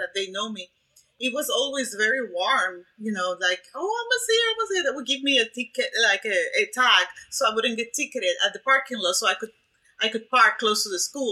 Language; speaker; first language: English; non-native, fluent; Spanish